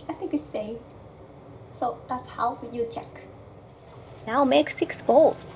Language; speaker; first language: English; non-native, fluent; Japanese